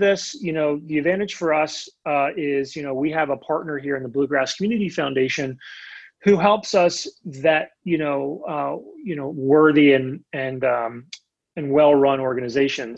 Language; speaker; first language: English; native; English